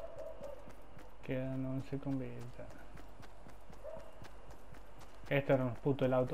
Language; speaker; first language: Spanish; native; Spanish